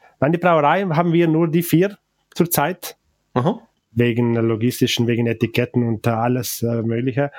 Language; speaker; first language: German; non-native, local second language; Ladin